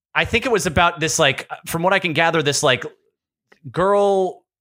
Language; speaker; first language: English; native; English